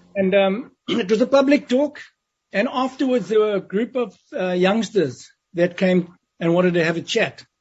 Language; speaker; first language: English; native; English